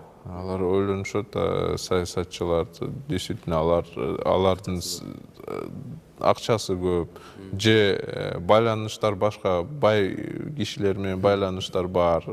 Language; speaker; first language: Kyrgyz; non-native, local second language; Russian